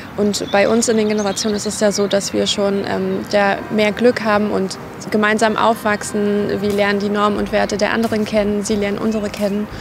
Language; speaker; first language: German; early bilingual, other home language; Turkish